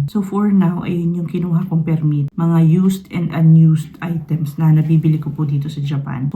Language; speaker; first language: Filipino; native; Filipino